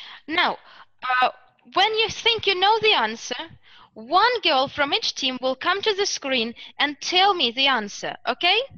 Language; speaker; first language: English; non-native, fluent; Russian